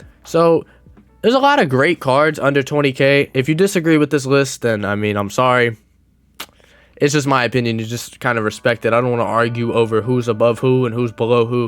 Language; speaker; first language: English; native; English